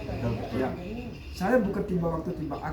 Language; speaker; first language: Indonesian; non-native, local second language; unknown